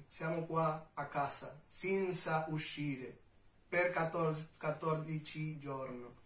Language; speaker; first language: Italian; non-native, learner; Spanish